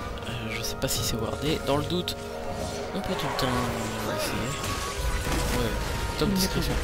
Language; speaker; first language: French; native; French